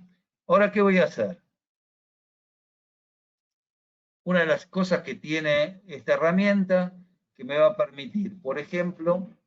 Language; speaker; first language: Spanish; native; Spanish